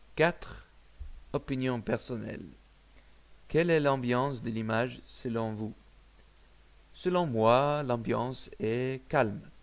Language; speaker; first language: French; non-native, fluent; Faroese